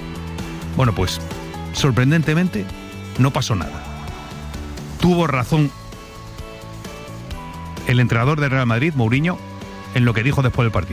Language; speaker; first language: Spanish; native; Spanish